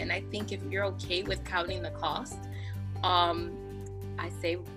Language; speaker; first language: English; native; English